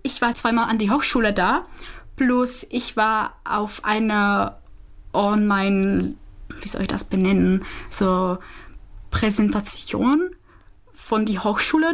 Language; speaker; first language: German; non-native, fluent; Czech